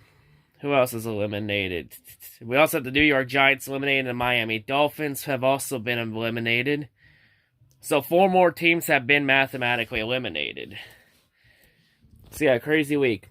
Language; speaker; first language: English; native; English